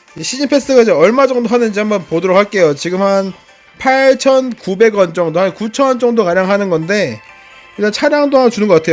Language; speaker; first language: Korean; native; Korean